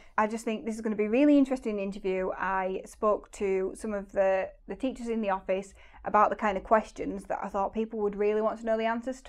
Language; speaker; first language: English; native; English